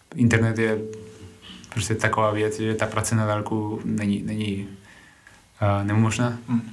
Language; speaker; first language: Czech; non-native, fluent; Spanish